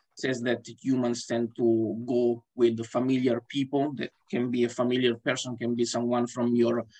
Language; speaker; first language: English; non-native, fluent; Italian